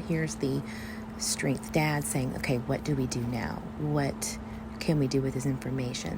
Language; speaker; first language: English; native; English